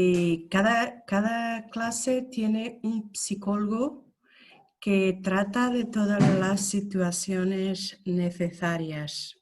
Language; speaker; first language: Spanish; non-native, fluent; Portuguese